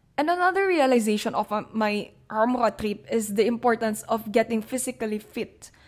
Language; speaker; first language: English; non-native, local second language; Filipino